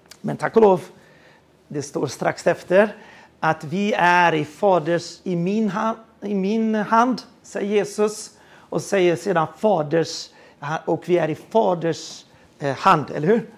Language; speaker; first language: Swedish; non-native, fluent; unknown